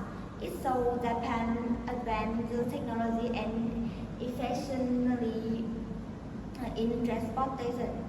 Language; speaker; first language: English; non-native, learner; Vietnamese